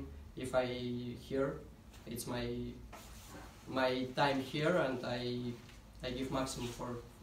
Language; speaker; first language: English; non-native, learner; Russian